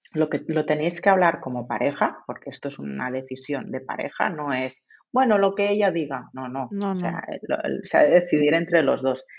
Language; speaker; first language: Spanish; native; Spanish